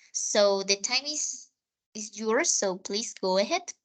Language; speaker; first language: English; non-native, fluent; Spanish